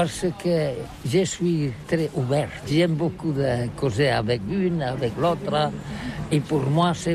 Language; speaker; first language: French; non-native, learner; Catalan